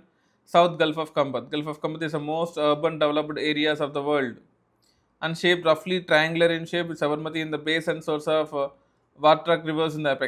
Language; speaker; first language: English; non-native, local second language; Telugu